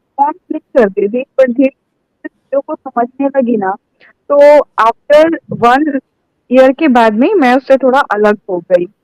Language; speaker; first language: Hindi; native; Hindi